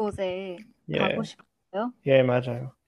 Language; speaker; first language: Korean; non-native, learner; English